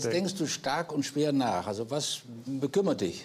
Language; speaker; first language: German; native; German